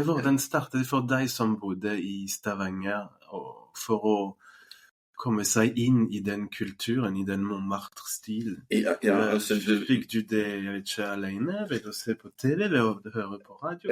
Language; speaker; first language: Norwegian; non-native, fluent; French